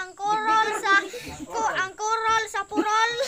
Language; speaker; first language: Cebuano; native; Cebuano